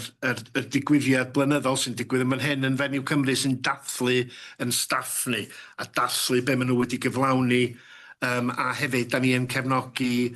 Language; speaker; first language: Welsh; native; Welsh